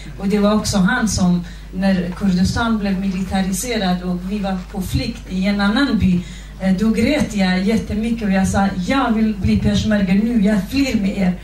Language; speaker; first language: Swedish; non-native, fluent; Central Kurdish